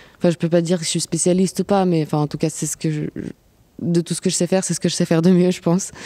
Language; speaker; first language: French; non-native, fluent; Ukrainian